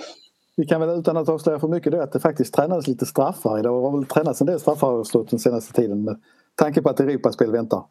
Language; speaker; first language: Swedish; native; Swedish